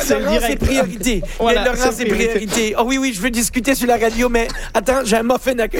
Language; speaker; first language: French; native; French